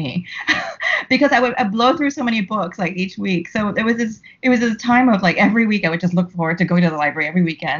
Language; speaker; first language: English; native; English